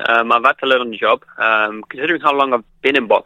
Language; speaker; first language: English; native; English